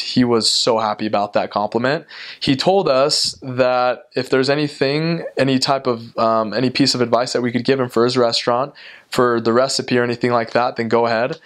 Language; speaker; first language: English; native; English